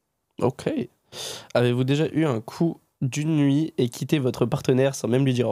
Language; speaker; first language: French; native; French